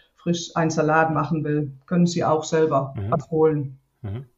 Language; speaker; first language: German; non-native, fluent; Danish